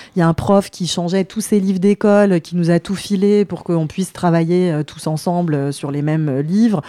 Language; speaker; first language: French; native; French